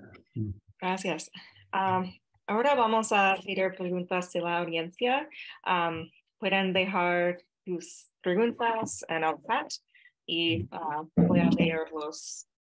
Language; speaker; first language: Spanish; non-native, fluent; English